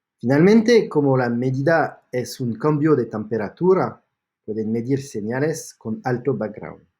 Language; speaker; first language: Spanish; non-native, fluent; French